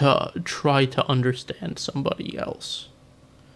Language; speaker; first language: English; native; English